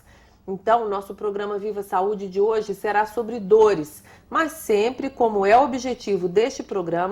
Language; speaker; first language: Portuguese; native; Portuguese